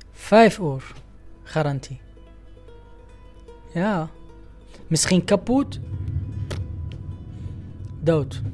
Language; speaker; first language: Dutch; non-native, learner; Arabic